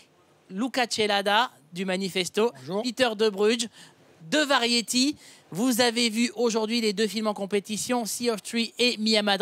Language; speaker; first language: French; native; French